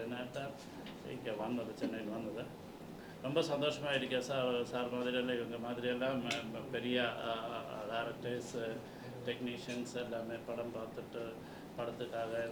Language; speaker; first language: Tamil; non-native, learner; Malayalam